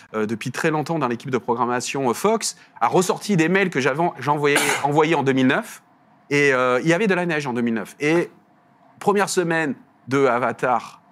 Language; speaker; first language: French; native; French